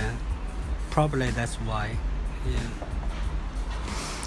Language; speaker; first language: English; non-native, fluent; Chinese